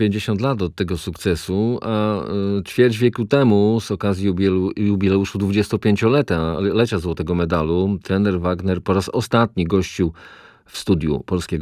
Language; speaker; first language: Polish; native; Polish